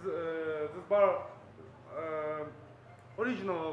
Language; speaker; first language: English; non-native, learner; Ukrainian